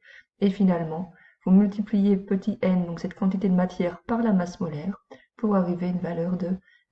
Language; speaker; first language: French; native; French